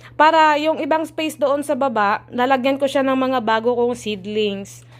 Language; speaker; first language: Filipino; non-native, local second language; Cebuano